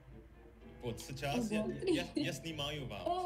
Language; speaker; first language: Russian; non-native, learner; Indonesian